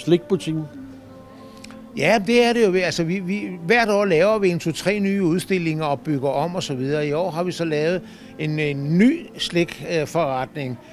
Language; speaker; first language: Danish; native; Danish